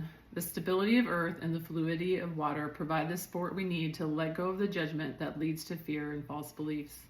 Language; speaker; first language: English; native; English